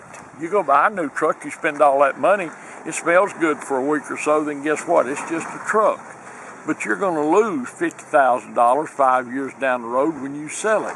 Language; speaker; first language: English; native; English